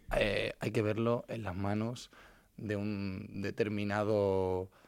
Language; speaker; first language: Spanish; native; Spanish